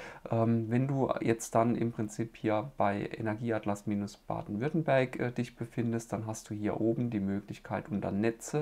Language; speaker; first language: German; native; German